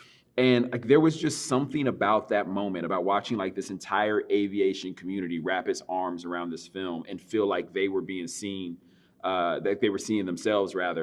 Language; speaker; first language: English; native; English